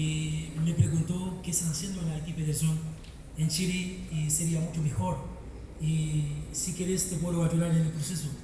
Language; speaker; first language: Spanish; non-native, fluent; Haitian Creole